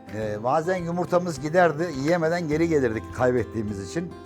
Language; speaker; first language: Turkish; native; Turkish